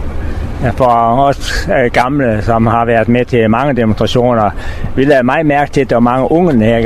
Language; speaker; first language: Danish; native; Danish